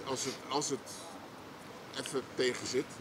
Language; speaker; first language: Dutch; native; Dutch